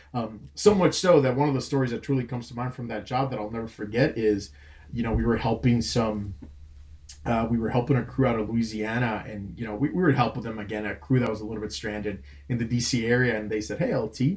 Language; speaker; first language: English; non-native, fluent; Spanish